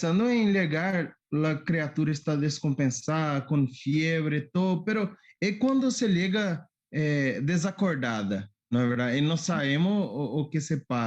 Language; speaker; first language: Spanish; non-native, learner; Portuguese